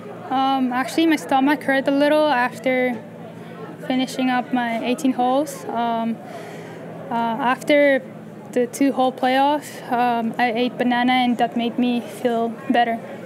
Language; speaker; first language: English; non-native, local second language; Japanese